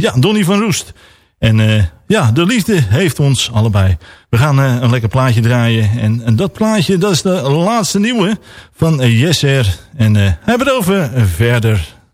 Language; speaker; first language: Dutch; native; Dutch